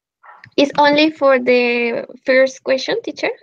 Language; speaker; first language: English; non-native, learner; Spanish